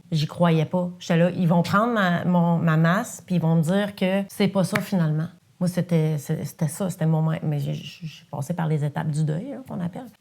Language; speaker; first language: French; non-native, local second language; English